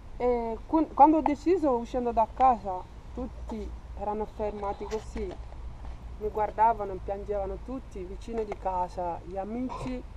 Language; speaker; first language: Italian; non-native, fluent; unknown